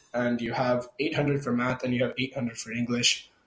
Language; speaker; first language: English; non-native, local second language; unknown